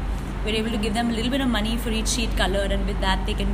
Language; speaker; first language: English; non-native, local second language; Bangla